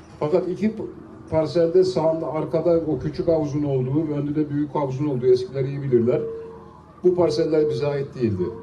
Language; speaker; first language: Turkish; native; Turkish